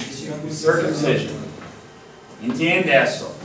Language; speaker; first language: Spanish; non-native, learner; English